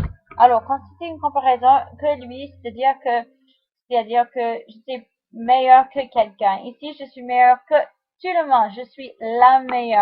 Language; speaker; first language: French; non-native, fluent; English